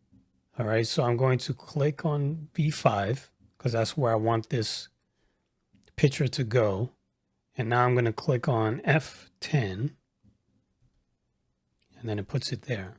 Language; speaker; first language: English; native; English